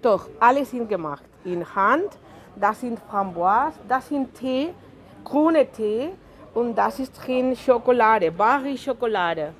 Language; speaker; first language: German; non-native, learner; Spanish